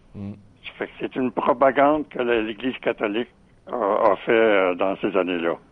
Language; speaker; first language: French; native; French